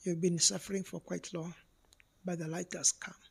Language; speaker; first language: English; non-native, local second language; Kikuyu